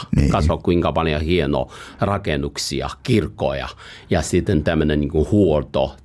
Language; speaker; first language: Finnish; non-native, fluent; Chinese